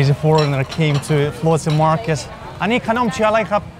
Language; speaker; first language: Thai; non-native, learner; Russian